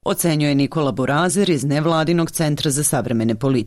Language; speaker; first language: Serbian; native; Serbian